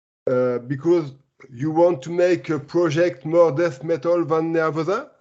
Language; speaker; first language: English; non-native, learner; French